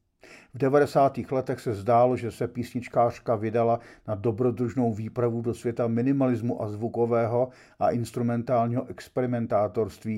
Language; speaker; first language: Czech; native; Czech